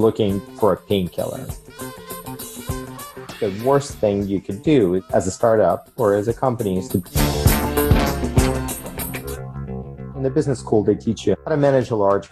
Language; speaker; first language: English; non-native, fluent; Ukrainian